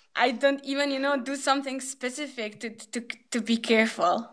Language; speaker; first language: English; non-native, fluent; Albanian